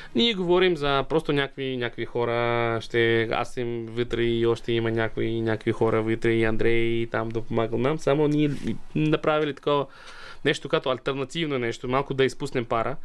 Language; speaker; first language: Bulgarian; non-native, fluent; Ukrainian